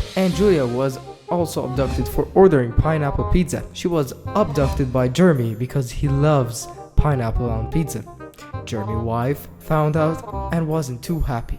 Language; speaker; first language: English; native; English